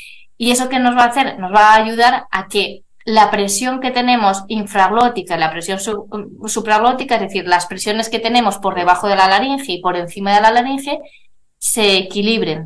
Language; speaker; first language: Spanish; native; Spanish